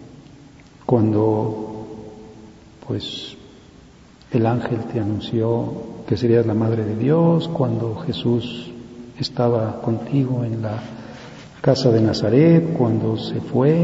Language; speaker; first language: Spanish; native; Spanish